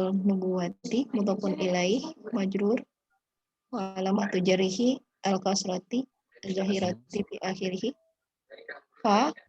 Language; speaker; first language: Arabic; non-native, learner; Indonesian